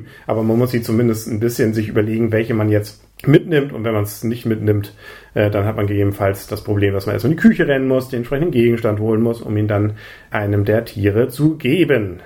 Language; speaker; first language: German; native; German